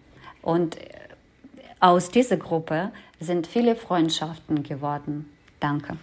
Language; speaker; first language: German; non-native, fluent; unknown